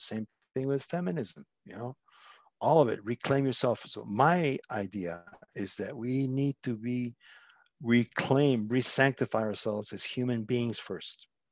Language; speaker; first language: English; non-native, fluent; Spanish